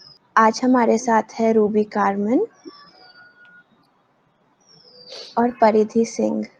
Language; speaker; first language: Hindi; native; Hindi